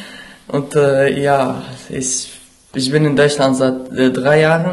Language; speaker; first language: German; non-native, learner; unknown